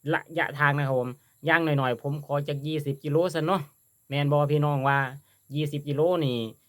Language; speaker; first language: Thai; native; Thai